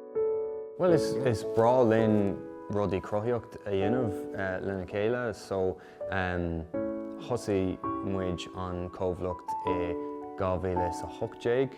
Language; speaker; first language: Irish; native; Irish